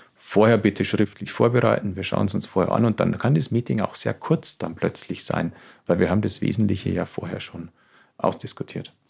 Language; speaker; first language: German; native; German